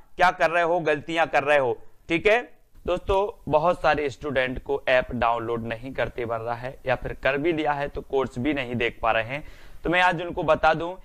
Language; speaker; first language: Hindi; native; Hindi